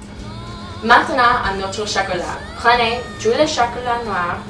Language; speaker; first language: French; non-native, learner; English